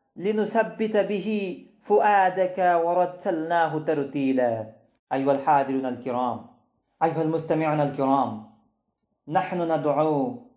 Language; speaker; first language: Arabic; non-native, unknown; Bangla